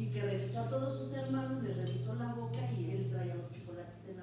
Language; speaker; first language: Spanish; native; Spanish